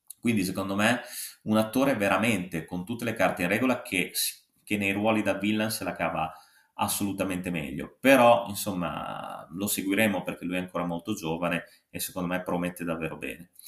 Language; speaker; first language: Italian; native; Italian